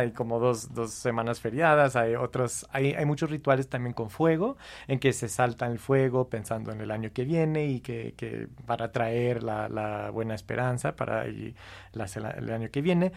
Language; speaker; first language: Spanish; non-native, fluent; English